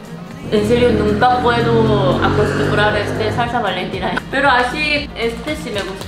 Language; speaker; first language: Spanish; non-native, learner; Korean